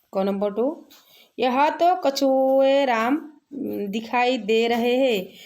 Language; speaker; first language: Hindi; non-native, local second language; Assamese